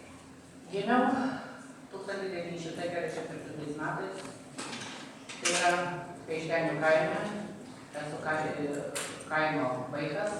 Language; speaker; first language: Lithuanian; native; Lithuanian